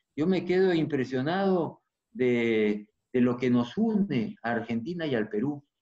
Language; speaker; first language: Spanish; native; Spanish